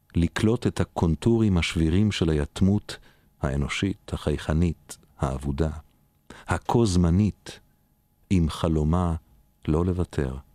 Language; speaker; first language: Hebrew; native; Hebrew